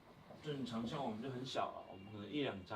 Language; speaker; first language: Chinese; native; Chinese